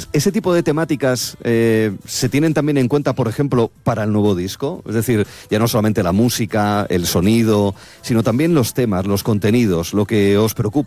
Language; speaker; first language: Spanish; native; Spanish